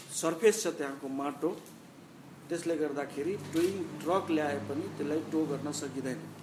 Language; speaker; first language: Nepali; non-native, local second language; Maithili